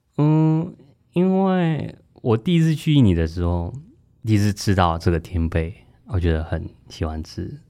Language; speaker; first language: Chinese; non-native, fluent; Japanese